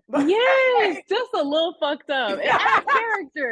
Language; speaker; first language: English; native; English